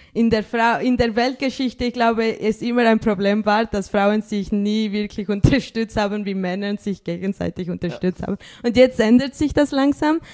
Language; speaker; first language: German; early bilingual, other home language; Spanish